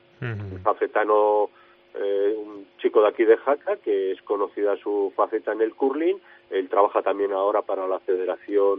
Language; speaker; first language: Spanish; native; Spanish